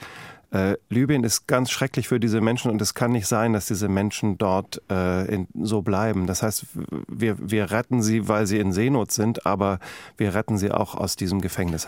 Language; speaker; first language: German; native; German